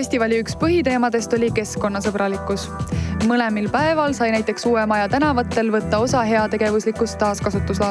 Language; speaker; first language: Estonian; native; Estonian